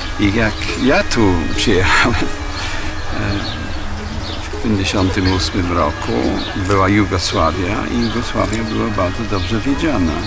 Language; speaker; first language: Polish; non-native, fluent; English